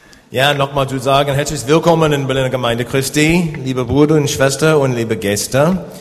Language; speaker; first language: German; non-native, learner; English